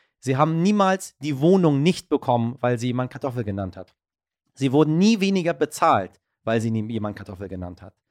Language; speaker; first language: German; early bilingual, other home language; Persian